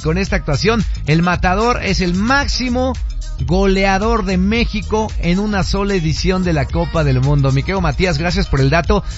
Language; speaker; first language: Spanish; native; Spanish